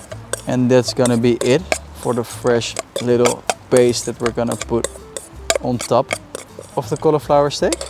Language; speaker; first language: English; non-native, fluent; Dutch